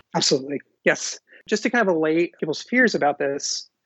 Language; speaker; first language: English; early bilingual, other home language; Hindi